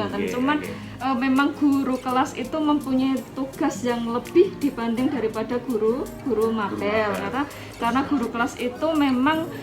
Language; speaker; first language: Indonesian; native; Indonesian